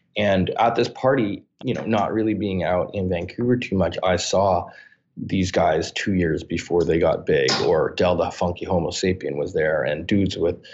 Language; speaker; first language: English; native; English